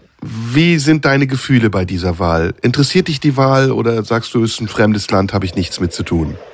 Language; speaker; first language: German; early bilingual, other home language; Turkish